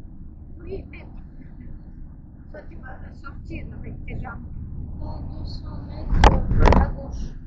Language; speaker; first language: French; non-native, learner; Russian